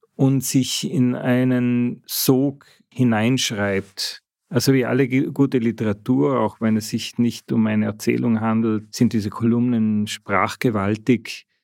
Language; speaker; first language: German; native; German